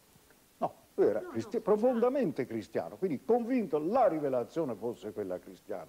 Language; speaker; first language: Italian; native; Italian